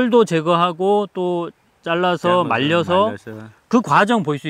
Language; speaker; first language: Korean; native; Korean